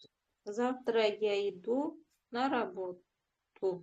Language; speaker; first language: Russian; non-native, learner; Uzbek